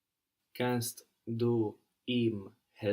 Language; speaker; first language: German; non-native, learner; English